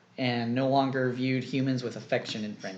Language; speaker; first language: English; native; English